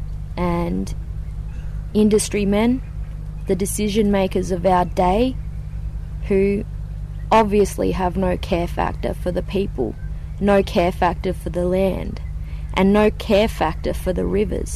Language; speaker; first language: English; native; English